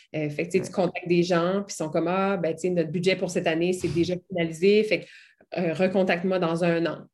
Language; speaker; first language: French; native; French